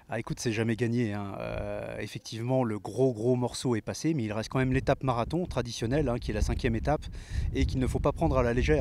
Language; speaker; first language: French; native; French